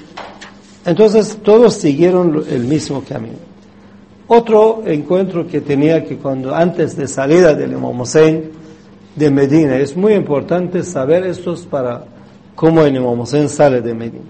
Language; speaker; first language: Spanish; non-native, fluent; Persian